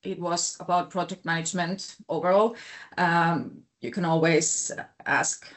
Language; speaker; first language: English; non-native, fluent; Finnish